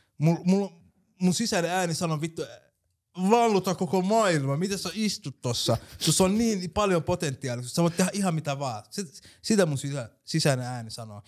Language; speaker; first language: Finnish; early bilingual, other home language; Somali